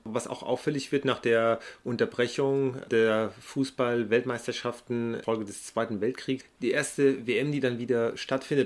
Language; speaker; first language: German; native; German